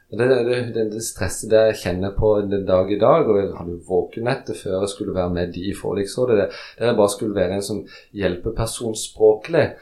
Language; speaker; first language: Norwegian; early bilingual, other home language; Polish